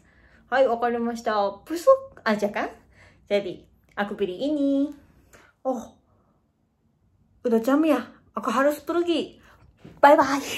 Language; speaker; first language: Indonesian; non-native, learner; Japanese